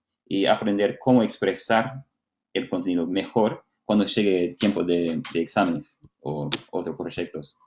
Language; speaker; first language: Spanish; non-native, fluent; Portuguese